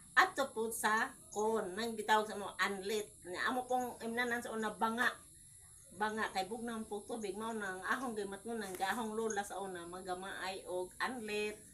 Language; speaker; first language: Cebuano; native; Cebuano